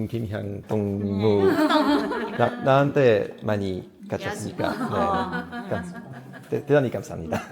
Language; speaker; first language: Korean; non-native, learner; English